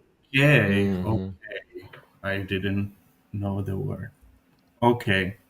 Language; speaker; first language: English; non-native, fluent; Polish